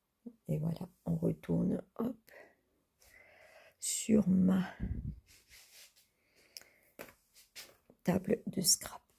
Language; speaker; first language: French; native; French